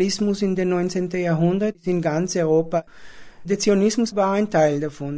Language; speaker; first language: German; non-native, fluent; Hebrew